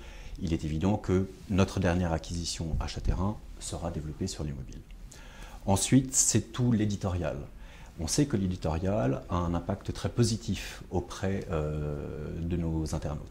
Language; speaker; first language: French; native; French